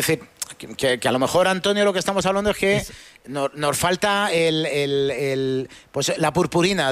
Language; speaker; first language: Spanish; native; Spanish